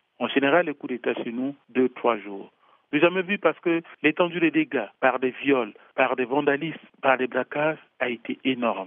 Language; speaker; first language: French; non-native, local second language; Sango